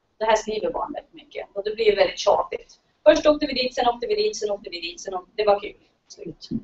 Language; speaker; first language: Swedish; native; Swedish